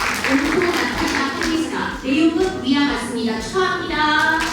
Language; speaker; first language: Korean; native; Korean